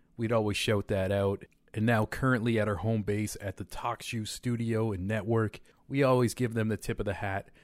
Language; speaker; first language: English; native; English